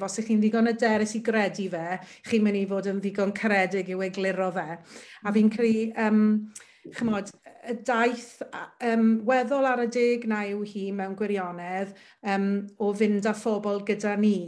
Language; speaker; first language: Welsh; native; Welsh